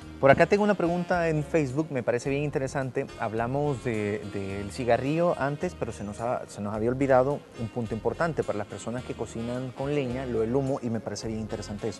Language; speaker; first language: Spanish; native; Spanish